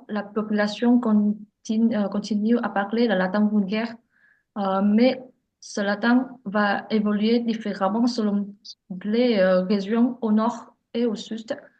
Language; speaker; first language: French; non-native, learner; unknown